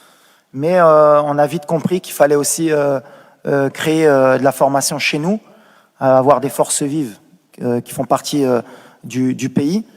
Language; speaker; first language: French; native; French